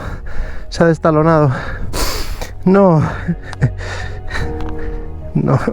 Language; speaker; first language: Spanish; native; Spanish